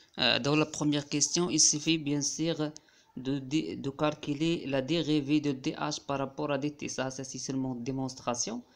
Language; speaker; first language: French; non-native, local second language; Arabic